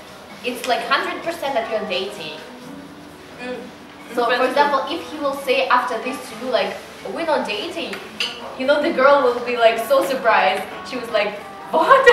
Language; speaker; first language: English; non-native, learner; Russian